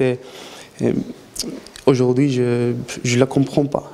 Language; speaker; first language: French; non-native, learner; Arabic